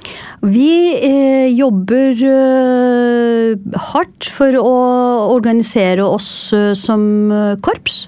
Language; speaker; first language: Norwegian; non-native, fluent; Turkish